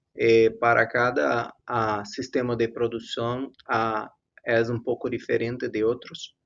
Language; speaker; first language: Spanish; non-native, fluent; Portuguese